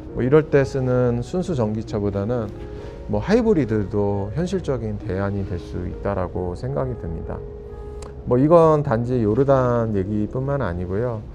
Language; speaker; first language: Korean; native; Korean